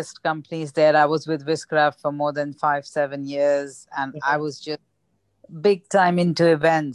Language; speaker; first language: English; non-native, local second language; Gujarati